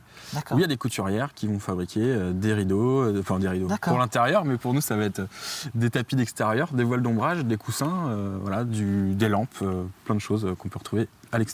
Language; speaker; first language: French; native; French